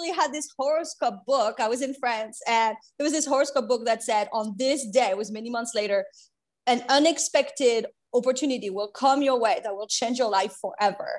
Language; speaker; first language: English; non-native, fluent; French